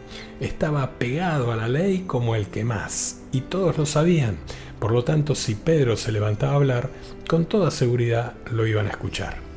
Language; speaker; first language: Spanish; native; Spanish